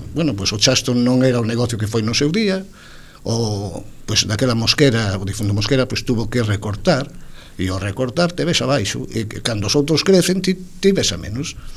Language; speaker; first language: Galician; non-native, local second language; Spanish